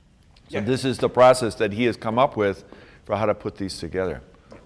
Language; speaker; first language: English; native; English